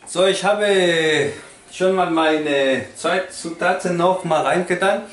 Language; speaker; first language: German; non-native, learner; Spanish